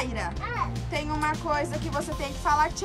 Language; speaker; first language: Portuguese; native; Portuguese